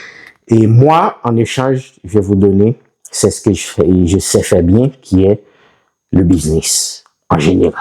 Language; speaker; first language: French; non-native, local second language; Haitian Creole